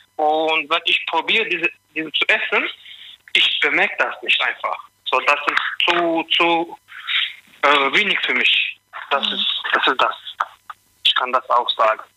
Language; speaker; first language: German; non-native, learner; Turkish